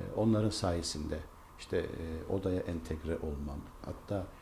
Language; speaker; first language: Turkish; native; Turkish